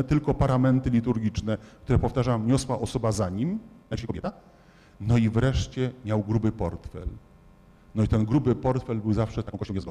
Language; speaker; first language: Polish; native; Polish